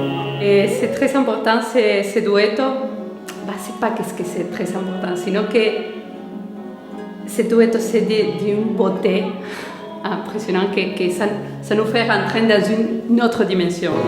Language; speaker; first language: French; non-native, fluent; Spanish